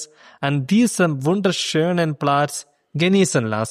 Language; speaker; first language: German; non-native, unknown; Malayalam